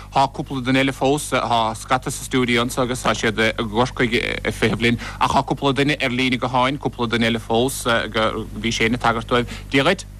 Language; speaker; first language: Irish; native; Irish